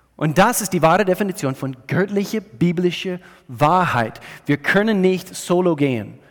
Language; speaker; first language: German; non-native, fluent; English